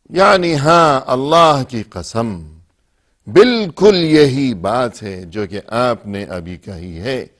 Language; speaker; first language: Urdu; native; Urdu